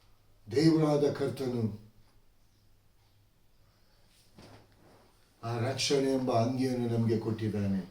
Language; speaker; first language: Kannada; native; Kannada